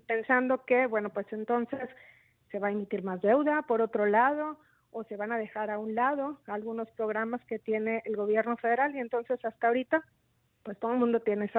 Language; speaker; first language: Spanish; native; Spanish